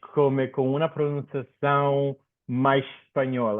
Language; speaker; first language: Portuguese; non-native, fluent; Spanish